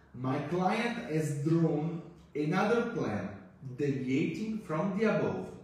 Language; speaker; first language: English; non-native, fluent; Italian